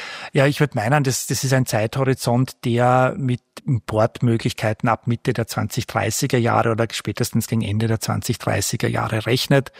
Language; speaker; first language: German; native; German